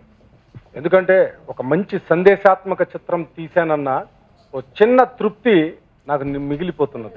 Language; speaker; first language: Telugu; native; Telugu